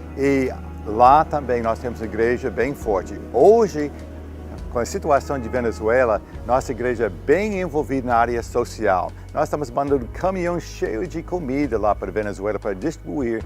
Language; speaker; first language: Portuguese; non-native, learner; English